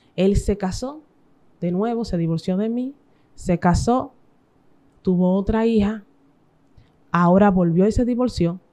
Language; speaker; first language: Spanish; native; Spanish